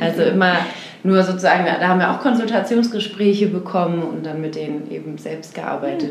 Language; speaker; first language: German; native; German